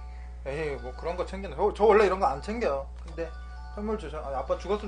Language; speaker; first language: Korean; native; Korean